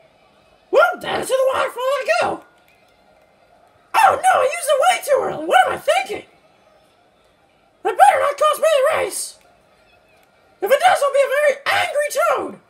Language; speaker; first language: English; native; English